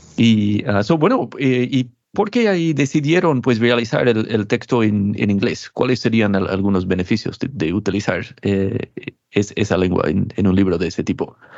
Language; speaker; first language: Spanish; non-native, fluent; English